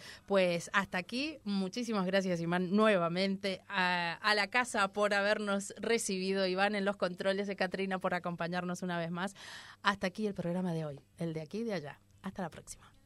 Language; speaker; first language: Spanish; native; Spanish